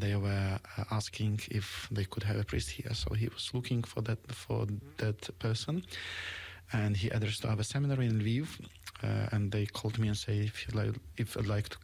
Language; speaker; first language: English; non-native, fluent; Ukrainian